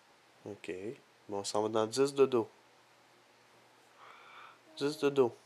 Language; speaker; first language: French; native; French